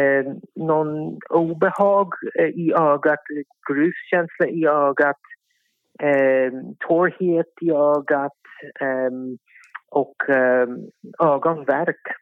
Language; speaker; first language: Swedish; non-native, fluent; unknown